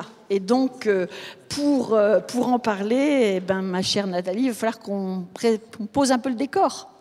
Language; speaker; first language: French; native; French